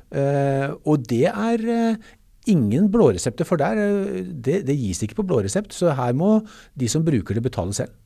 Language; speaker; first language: Norwegian; native; Norwegian